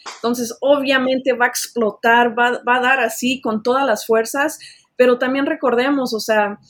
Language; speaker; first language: Spanish; early bilingual, heritage; Spanish